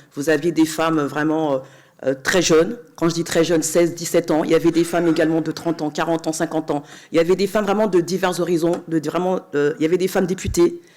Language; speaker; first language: French; native; French